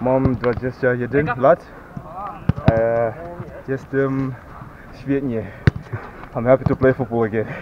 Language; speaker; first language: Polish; non-native, learner; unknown